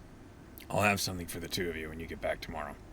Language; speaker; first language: English; native; English